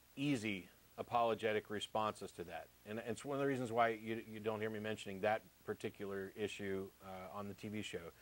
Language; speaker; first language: English; native; English